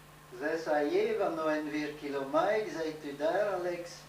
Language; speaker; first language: Dutch; non-native, learner; French